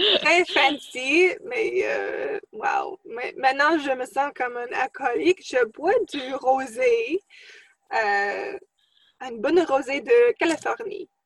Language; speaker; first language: French; non-native, fluent; English